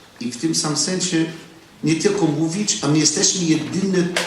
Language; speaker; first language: Polish; non-native, learner; English